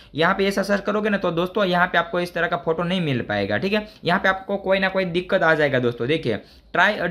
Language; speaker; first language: Hindi; non-native, local second language; Gujarati